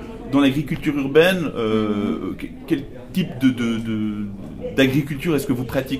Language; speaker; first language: French; native; French